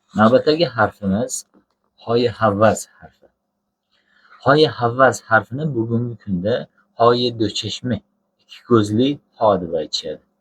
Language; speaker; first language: Uzbek; non-native, local second language; Tajik